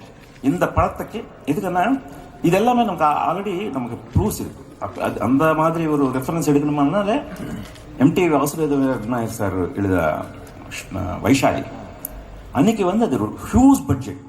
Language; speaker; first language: Tamil; non-native, fluent; Telugu